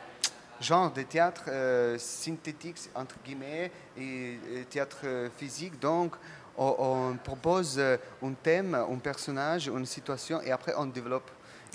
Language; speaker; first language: French; non-native, learner; Russian